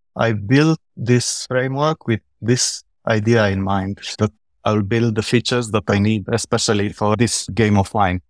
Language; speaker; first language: English; non-native, fluent; Romanian